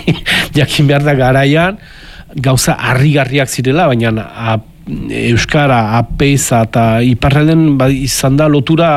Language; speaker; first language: Basque; native; Basque